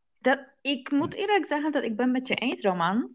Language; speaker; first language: Dutch; non-native, learner; Polish